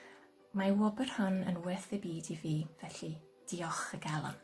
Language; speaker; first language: Welsh; non-native, fluent; English